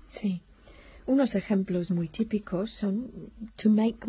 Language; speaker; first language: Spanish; non-native, fluent; English